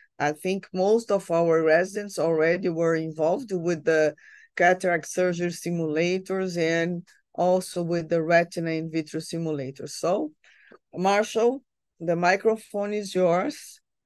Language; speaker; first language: English; non-native, fluent; Portuguese